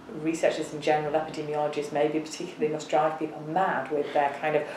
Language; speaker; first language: English; native; English